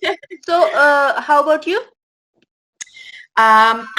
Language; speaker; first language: English; non-native, learner; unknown